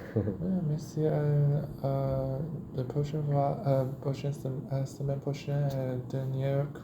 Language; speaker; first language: French; non-native, learner; Chinese